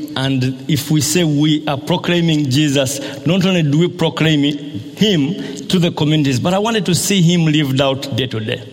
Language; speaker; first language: English; non-native, local second language; Ganda